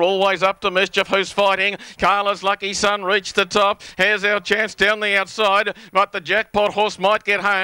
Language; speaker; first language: English; native; English